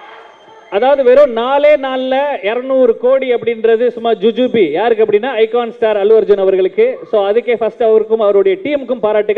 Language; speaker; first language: Tamil; native; Tamil